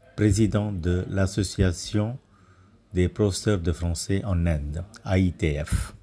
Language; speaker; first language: French; non-native, fluent; Tamil